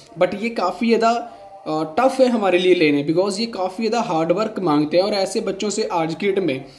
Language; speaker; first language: Hindi; non-native, local second language; Punjabi